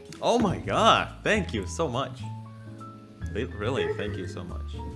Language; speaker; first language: English; non-native, fluent; Indonesian